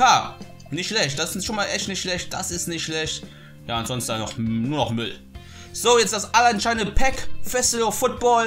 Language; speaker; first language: German; native; German